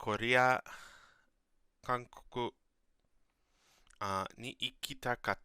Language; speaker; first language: Japanese; non-native, learner; English